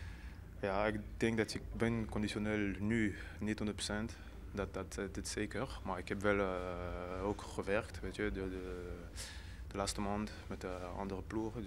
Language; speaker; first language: Dutch; non-native, fluent; French